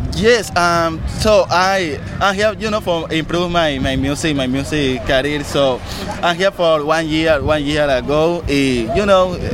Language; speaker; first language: English; non-native, learner; Spanish